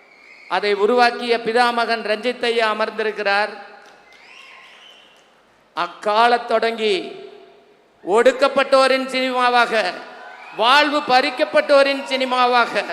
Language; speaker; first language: Tamil; native; Tamil